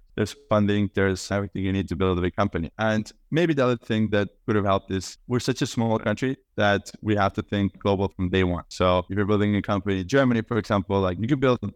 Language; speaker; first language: English; non-native, fluent; Estonian